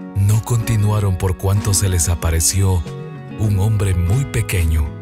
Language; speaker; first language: Spanish; native; Spanish